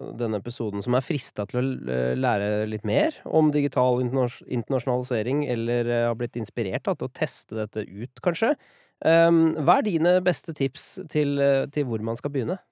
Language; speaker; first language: Norwegian; native; Norwegian